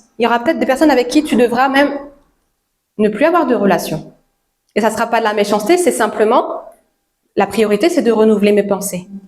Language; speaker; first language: French; native; French